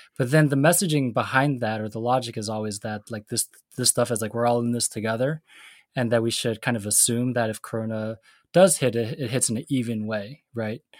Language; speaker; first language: English; native; English